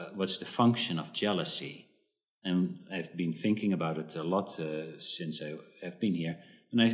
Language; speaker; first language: English; early bilingual, other home language; Dutch